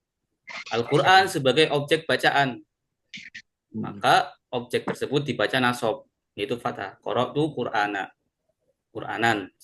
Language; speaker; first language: Indonesian; native; Indonesian